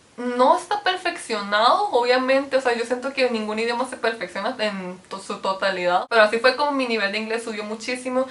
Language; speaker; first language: Spanish; early bilingual, other home language; Korean